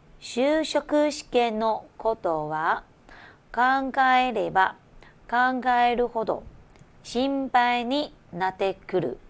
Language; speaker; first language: Japanese; non-native, fluent; Chinese